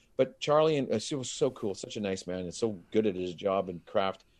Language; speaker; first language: English; native; English